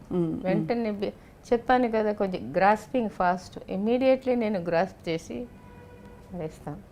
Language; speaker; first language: Telugu; non-native, local second language; Tamil